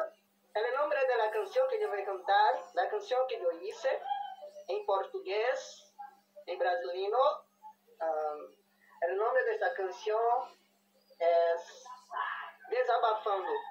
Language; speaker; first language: Spanish; non-native, learner; Portuguese